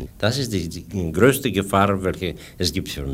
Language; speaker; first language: German; non-native, fluent; Russian